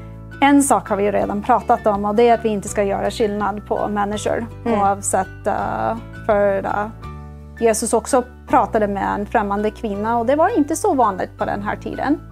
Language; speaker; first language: Swedish; non-native, fluent; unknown